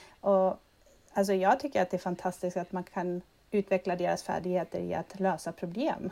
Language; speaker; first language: Swedish; non-native, fluent; German